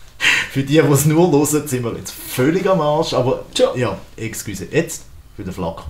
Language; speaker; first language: German; native; German